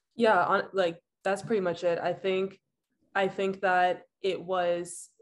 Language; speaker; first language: English; native; English